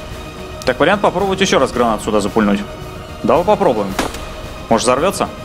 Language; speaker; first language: Russian; native; Russian